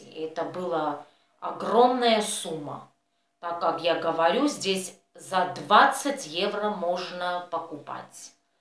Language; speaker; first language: Russian; non-native, fluent; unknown